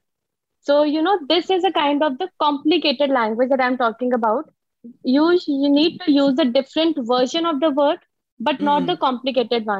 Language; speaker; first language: English; non-native, local second language; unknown